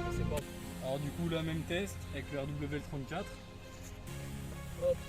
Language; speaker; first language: French; native; French